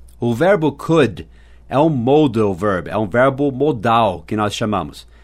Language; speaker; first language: Portuguese; non-native, fluent; English